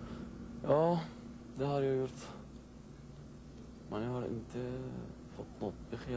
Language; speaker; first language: Swedish; non-native, learner; Arabic